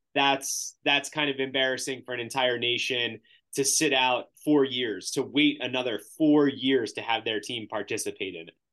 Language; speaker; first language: English; native; English